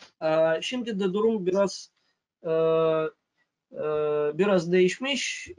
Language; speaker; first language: Turkish; non-native, fluent; Russian